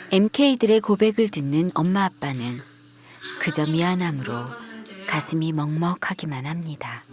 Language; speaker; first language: Korean; native; Korean